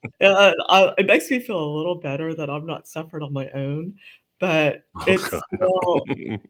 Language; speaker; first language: English; native; English